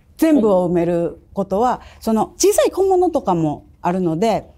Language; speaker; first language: Japanese; native; Japanese